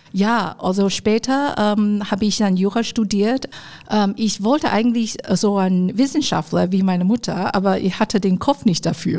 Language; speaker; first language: German; non-native, fluent; Chinese